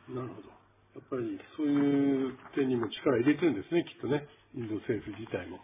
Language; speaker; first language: Japanese; native; Japanese